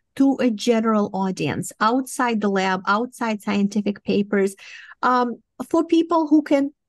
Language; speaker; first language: English; non-native, fluent; Romanian